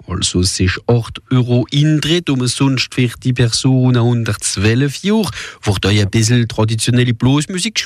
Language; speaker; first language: German; non-native, local second language; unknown